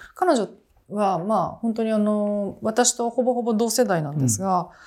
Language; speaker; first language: Japanese; native; Japanese